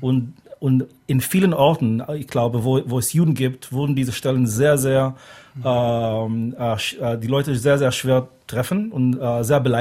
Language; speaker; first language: German; non-native, fluent; Hebrew